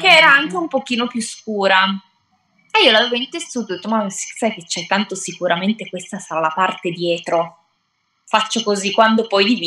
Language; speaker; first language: Italian; native; Italian